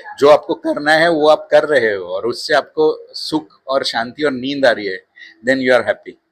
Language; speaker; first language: Hindi; non-native, local second language; Marathi